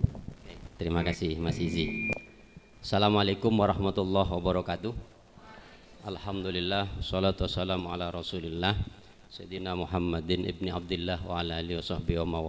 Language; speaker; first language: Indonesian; non-native, local second language; Javanese